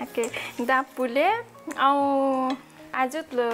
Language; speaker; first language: French; non-native, learner; Nepali